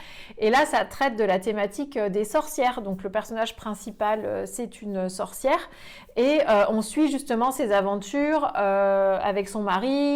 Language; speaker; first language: French; native; French